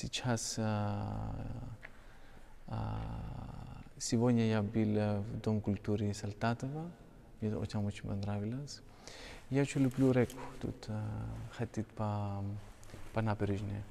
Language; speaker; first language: Russian; non-native, fluent; Greek